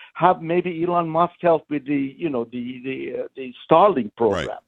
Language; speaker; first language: English; non-native, fluent; Persian